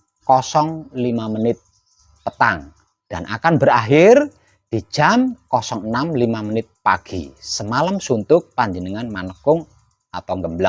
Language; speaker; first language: Indonesian; non-native, local second language; Javanese